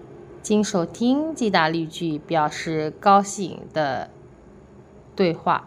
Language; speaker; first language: Chinese; non-native, fluent; Indonesian